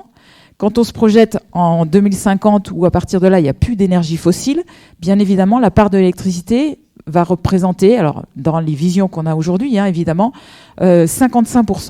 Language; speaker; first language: French; native; French